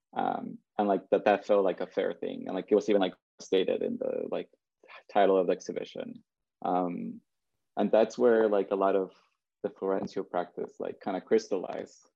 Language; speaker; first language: English; early bilingual, other home language; Spanish